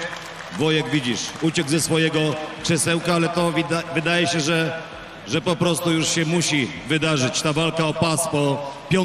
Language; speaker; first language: Polish; native; Polish